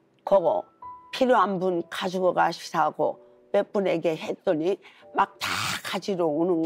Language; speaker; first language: Korean; native; Korean